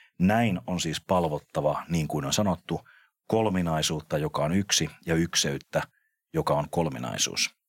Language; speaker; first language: Finnish; native; Finnish